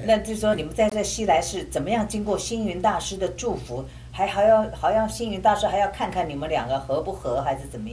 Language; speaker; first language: Chinese; native; Chinese